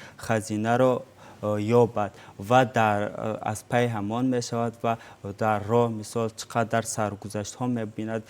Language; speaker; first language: Tajik; non-native, local second language; Uzbek